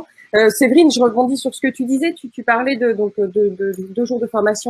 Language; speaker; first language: French; native; French